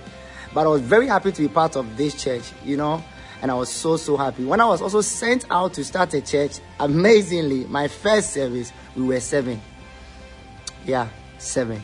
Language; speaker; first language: English; non-native, local second language; Ga